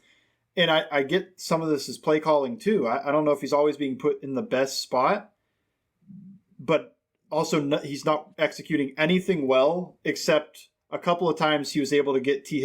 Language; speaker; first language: English; native; English